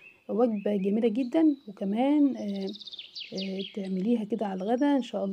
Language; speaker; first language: Arabic; native; Arabic